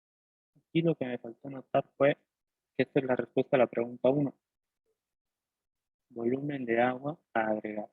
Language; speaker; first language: Spanish; native; Spanish